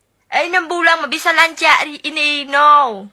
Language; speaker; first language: Indonesian; non-native, learner; Vietnamese